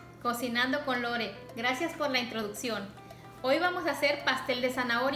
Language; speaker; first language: Spanish; native; Spanish